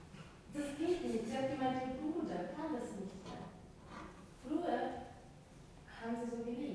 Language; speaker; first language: German; non-native, fluent; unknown